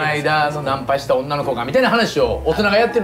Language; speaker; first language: Japanese; native; Japanese